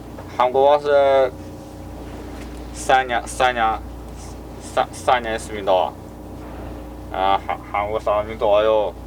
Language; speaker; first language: Korean; non-native, learner; Chinese